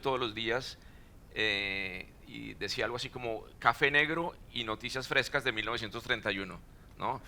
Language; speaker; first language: Spanish; native; Spanish